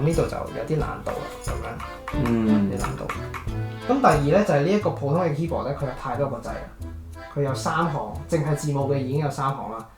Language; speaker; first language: Cantonese; native; Cantonese